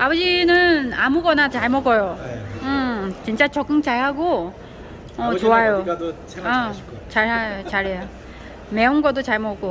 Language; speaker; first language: Korean; non-native, learner; Vietnamese